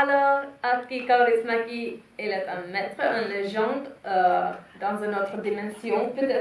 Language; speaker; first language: French; non-native, fluent; Finnish